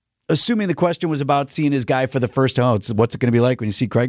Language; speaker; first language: English; native; English